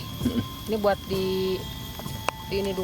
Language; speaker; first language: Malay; non-native, local second language; Sundanese